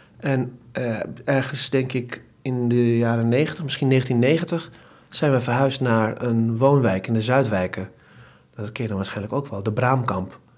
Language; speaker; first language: Dutch; early bilingual, other home language; Turkish